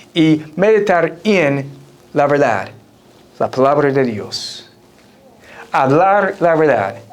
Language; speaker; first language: Spanish; non-native, fluent; English